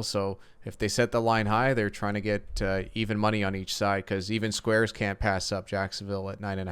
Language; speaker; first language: English; native; English